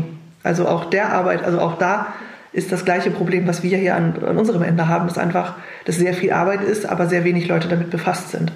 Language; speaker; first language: German; native; German